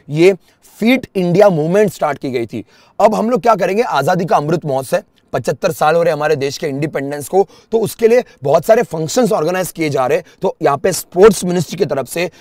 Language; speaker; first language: Hindi; native; Hindi